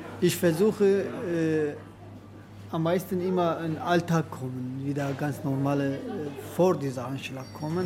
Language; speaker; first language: German; non-native, learner; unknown